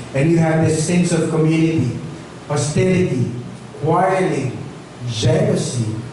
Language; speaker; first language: English; non-native, local second language; Filipino